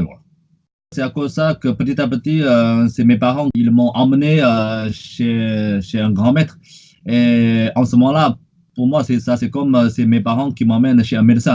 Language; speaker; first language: French; non-native, fluent; Chinese